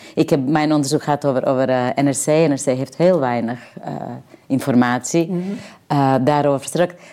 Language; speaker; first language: Dutch; non-native, fluent; Serbian